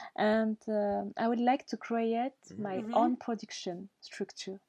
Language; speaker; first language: English; non-native, learner; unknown